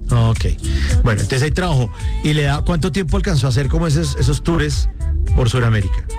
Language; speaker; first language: Spanish; native; Spanish